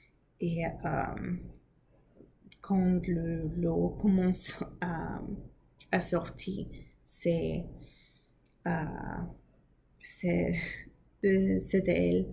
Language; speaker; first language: French; non-native, learner; English